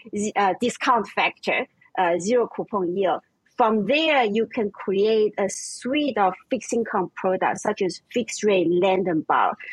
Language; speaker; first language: English; non-native, fluent; German